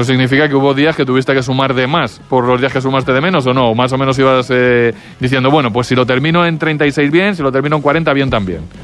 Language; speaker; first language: Spanish; native; Spanish